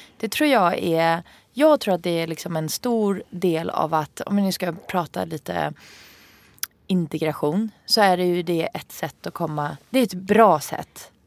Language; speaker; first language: Swedish; early bilingual, other home language; Persian